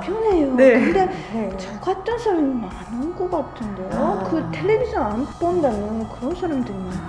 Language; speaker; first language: Korean; non-native, fluent; Japanese